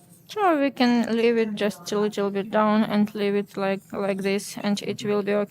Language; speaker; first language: English; non-native, learner; Ukrainian